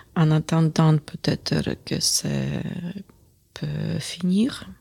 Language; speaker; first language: French; non-native, learner; Ukrainian